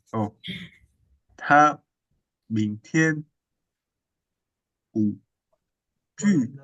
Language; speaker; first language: Chinese; non-native, learner; Indonesian